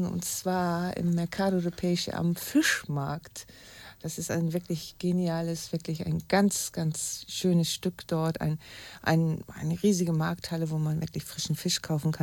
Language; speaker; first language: German; native; German